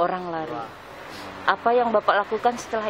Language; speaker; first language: Indonesian; native; Indonesian